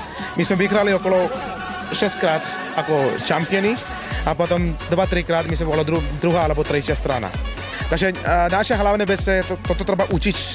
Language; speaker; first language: Slovak; non-native, learner; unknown